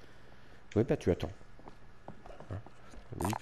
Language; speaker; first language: French; native; French